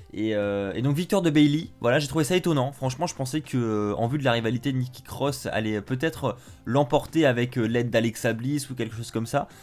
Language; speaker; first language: French; native; French